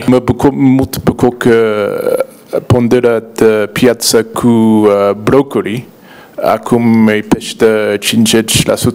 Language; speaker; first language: Romanian; non-native, learner; English